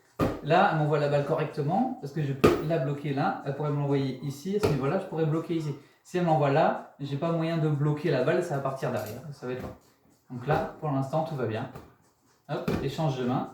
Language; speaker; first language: French; native; French